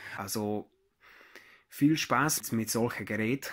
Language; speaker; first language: German; non-native, learner; Hungarian